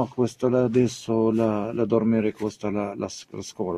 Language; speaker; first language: Italian; non-native, learner; Arabic